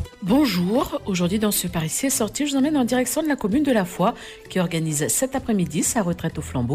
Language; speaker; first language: French; native; French